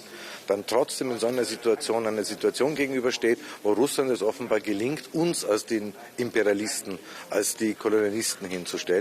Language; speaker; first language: German; native; German